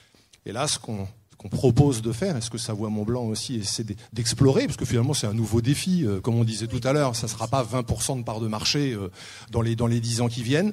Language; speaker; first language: French; native; French